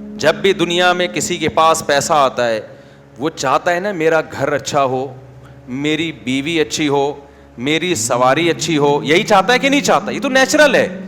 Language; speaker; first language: Urdu; native; Urdu